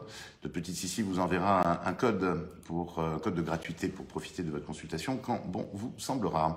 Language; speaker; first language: French; native; French